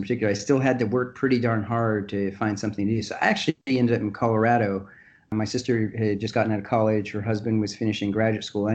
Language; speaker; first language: English; native; English